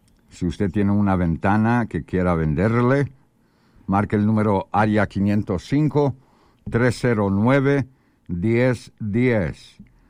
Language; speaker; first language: Spanish; early bilingual, heritage; Spanish